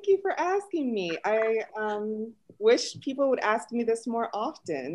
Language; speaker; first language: English; early bilingual, other home language; Spanish